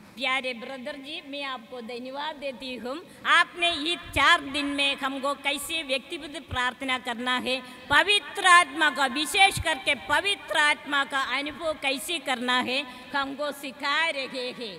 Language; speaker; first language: Hindi; non-native, local second language; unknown